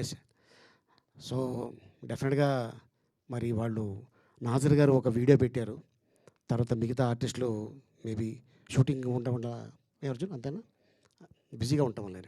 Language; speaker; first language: Telugu; native; Telugu